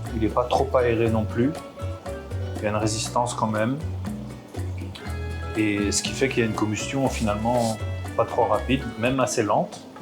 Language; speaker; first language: French; native; French